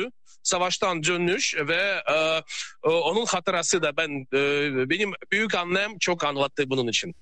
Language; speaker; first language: Turkish; non-native, learner; Russian